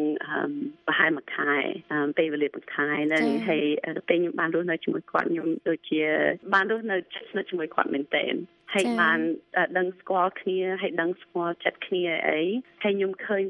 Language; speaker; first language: Khmer; early bilingual, other home language; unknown